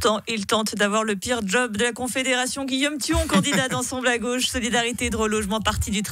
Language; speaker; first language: French; native; French